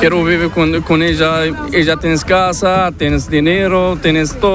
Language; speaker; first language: Spanish; non-native, learner; Arabic